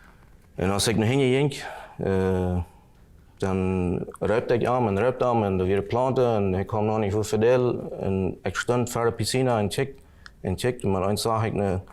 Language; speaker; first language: German; non-native, local second language; Plautdietsch